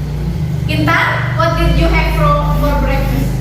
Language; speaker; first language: English; non-native, fluent; Indonesian